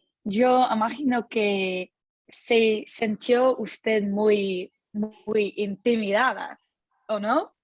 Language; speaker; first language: Spanish; non-native, learner; English